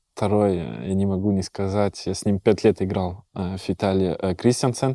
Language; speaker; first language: Russian; early bilingual, heritage; Russian